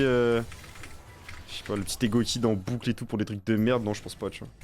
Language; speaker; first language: French; native; French